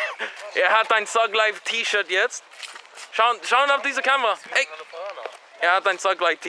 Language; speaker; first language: German; non-native, learner; English